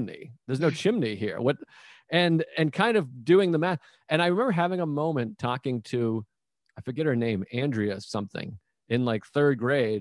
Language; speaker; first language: English; native; English